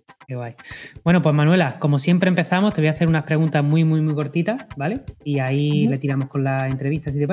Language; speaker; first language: Spanish; native; Spanish